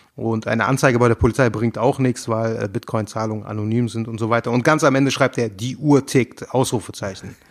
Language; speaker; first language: German; early bilingual, other home language; Turkish